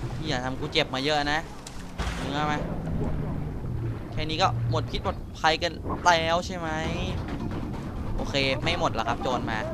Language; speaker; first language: Thai; native; Thai